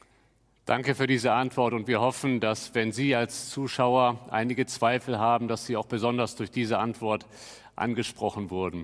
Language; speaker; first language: German; native; German